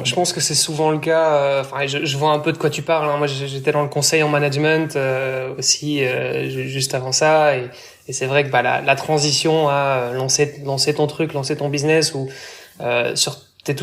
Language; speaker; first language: French; native; French